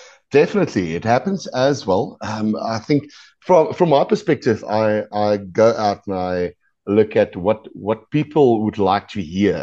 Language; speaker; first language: English; non-native, local second language; Afrikaans